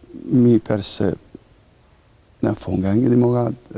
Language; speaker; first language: Hungarian; non-native, learner; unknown